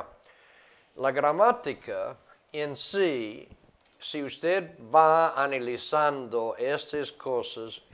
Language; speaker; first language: Spanish; non-native, fluent; English